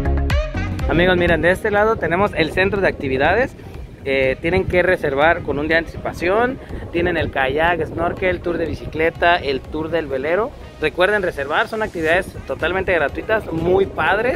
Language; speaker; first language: Spanish; native; Spanish